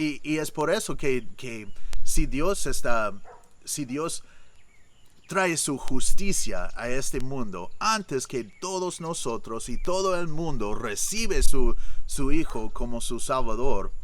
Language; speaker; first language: Spanish; non-native, fluent; English